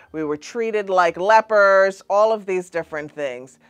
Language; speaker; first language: English; native; English